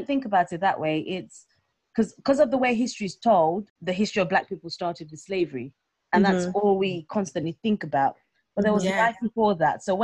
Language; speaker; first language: English; non-native, local second language; Yoruba